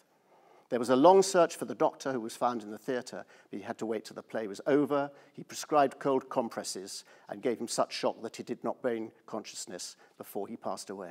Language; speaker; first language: English; native; English